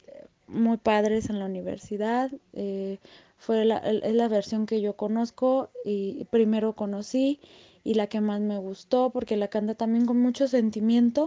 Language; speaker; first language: Spanish; native; Spanish